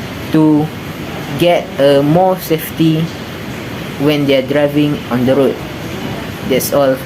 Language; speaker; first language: English; non-native, local second language; Malay